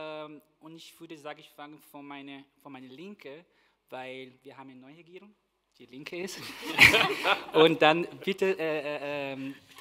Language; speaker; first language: German; non-native, fluent; Portuguese